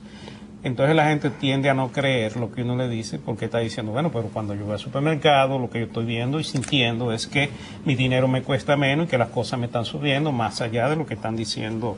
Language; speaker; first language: Spanish; native; Spanish